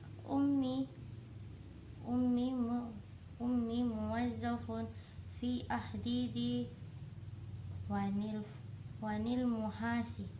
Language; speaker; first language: Arabic; non-native, learner; Indonesian